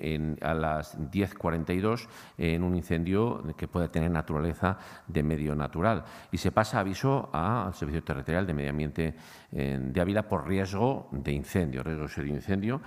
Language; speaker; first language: Spanish; native; Spanish